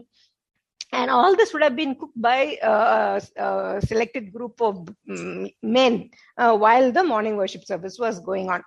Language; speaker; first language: English; non-native, local second language; Telugu